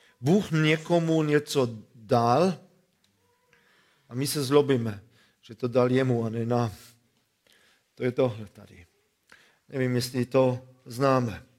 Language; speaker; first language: Czech; non-native, fluent; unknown